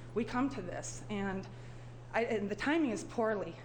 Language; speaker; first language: English; native; English